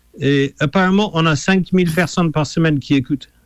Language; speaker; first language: French; non-native, fluent; English